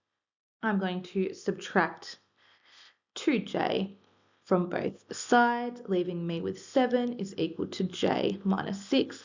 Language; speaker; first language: English; native; English